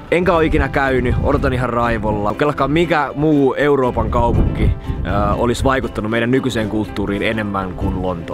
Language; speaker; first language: Finnish; native; Finnish